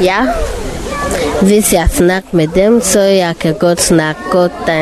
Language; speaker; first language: Danish; non-native, local second language; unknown